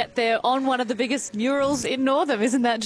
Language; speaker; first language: English; native; English